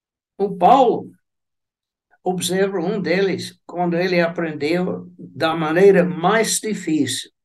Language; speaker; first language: Portuguese; non-native, fluent; English